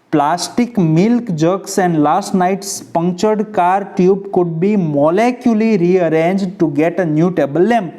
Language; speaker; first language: English; non-native, local second language; Gujarati